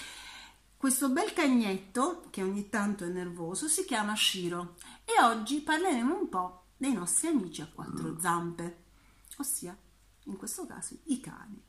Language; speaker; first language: Italian; non-native, fluent; Arabic